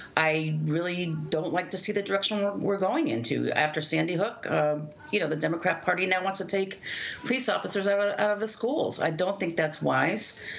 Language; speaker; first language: English; native; English